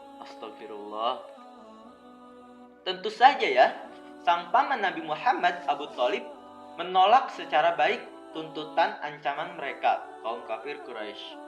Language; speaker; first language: Indonesian; native; Indonesian